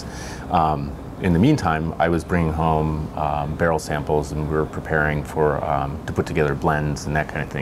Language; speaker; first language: English; native; English